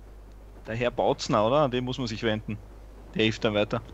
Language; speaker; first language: German; native; German